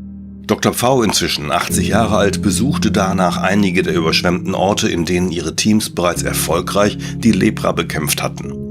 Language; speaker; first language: German; native; German